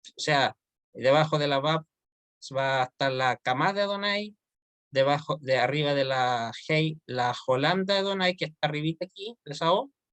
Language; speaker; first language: Spanish; native; Spanish